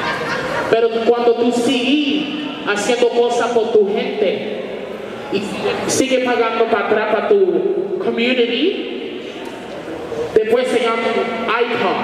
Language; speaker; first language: Spanish; non-native, learner; English